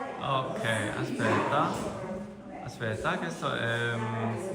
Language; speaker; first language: Italian; non-native, fluent; Korean